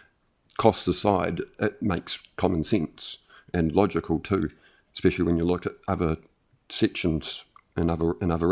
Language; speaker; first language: English; native; English